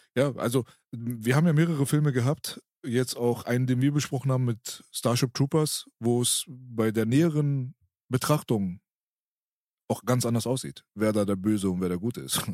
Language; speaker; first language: German; early bilingual, other home language; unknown